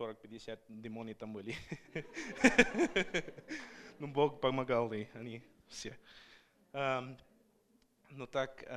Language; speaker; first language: Russian; non-native, learner; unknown